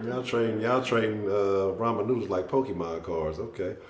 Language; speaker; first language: English; native; English